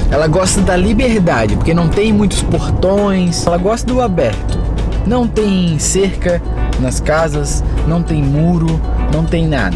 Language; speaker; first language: Portuguese; native; Portuguese